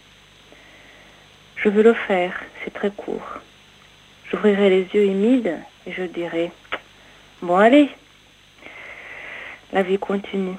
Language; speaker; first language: French; non-native, local second language; Kinyarwanda